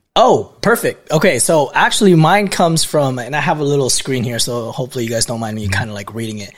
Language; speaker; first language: English; non-native, local second language; Filipino